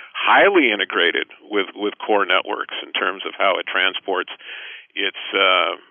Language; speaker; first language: English; native; English